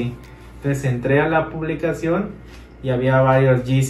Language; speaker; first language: Spanish; native; Spanish